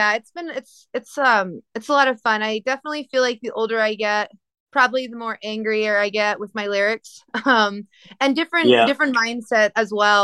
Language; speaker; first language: English; native; English